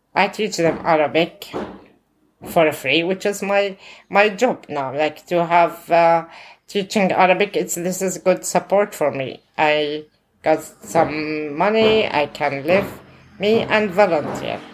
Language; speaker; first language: English; non-native, learner; Arabic